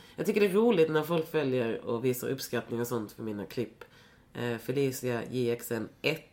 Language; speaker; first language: Swedish; native; Swedish